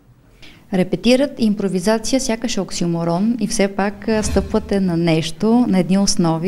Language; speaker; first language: Bulgarian; native; Bulgarian